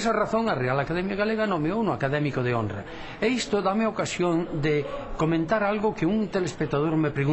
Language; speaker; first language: Galician; native; Galician